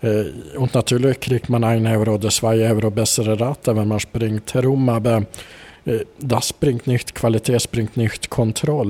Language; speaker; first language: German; non-native, fluent; Swedish